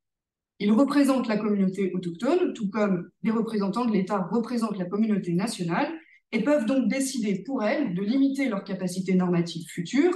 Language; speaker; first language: French; native; French